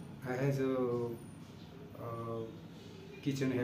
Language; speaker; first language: English; non-native, learner; Nepali